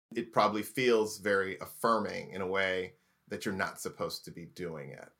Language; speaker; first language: English; native; English